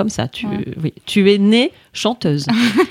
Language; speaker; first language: French; native; French